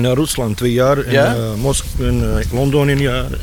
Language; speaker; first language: Dutch; non-native, learner; Bosnian